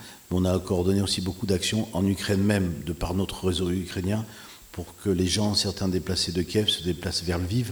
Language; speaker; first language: French; native; French